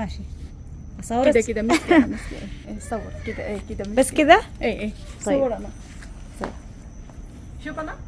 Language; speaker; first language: Arabic; non-native, learner; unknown